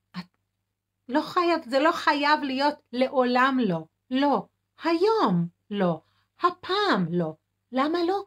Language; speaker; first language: Hebrew; non-native, fluent; English